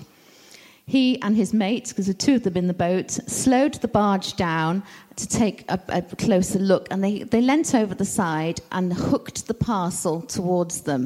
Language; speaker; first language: English; native; English